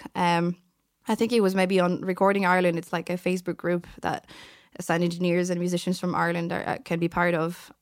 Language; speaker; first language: English; non-native, fluent; French